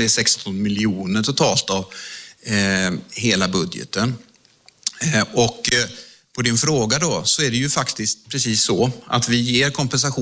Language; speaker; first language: Swedish; native; Swedish